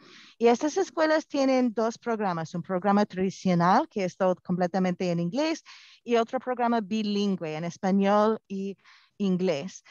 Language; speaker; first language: Spanish; non-native, fluent; English